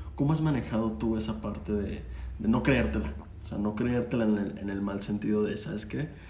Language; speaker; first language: Spanish; native; Spanish